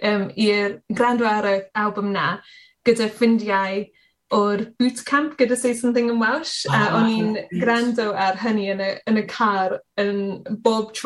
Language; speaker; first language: Welsh; non-native, learner; English